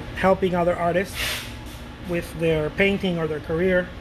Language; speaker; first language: English; non-native, fluent; Spanish